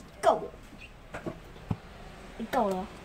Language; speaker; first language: Chinese; native; Chinese